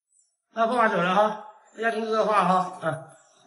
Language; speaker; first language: Chinese; native; Chinese